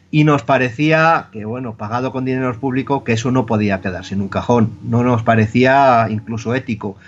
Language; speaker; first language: Spanish; native; Spanish